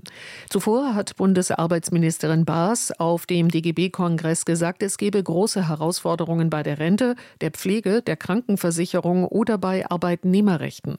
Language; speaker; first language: German; native; German